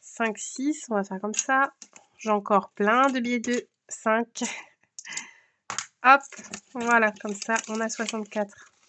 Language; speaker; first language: French; native; French